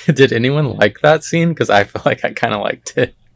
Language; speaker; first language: English; native; English